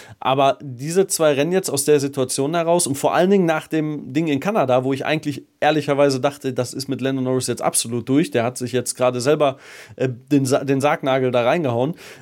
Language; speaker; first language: German; native; German